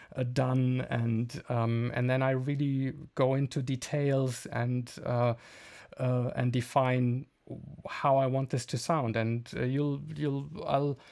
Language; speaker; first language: English; non-native, fluent; German